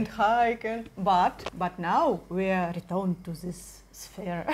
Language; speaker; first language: English; non-native, learner; Russian